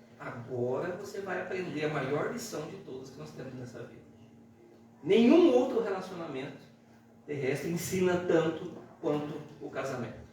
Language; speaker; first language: Portuguese; native; Portuguese